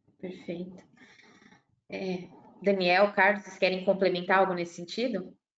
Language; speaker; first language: Portuguese; native; Portuguese